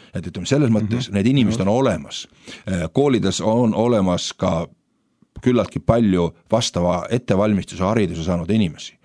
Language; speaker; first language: Estonian; native; Estonian